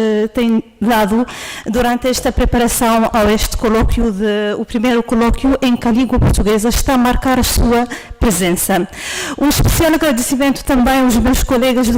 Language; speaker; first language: Portuguese; non-native, fluent; Arabic